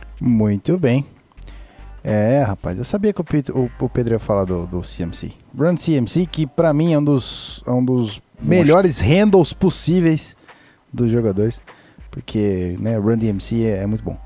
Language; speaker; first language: Portuguese; native; Portuguese